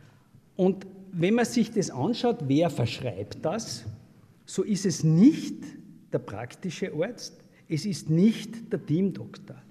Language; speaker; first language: German; native; German